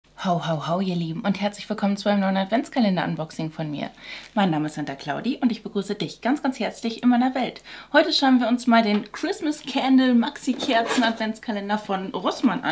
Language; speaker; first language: German; native; German